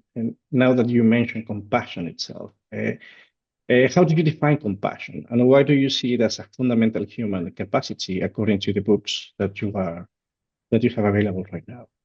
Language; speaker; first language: English; non-native, fluent; Spanish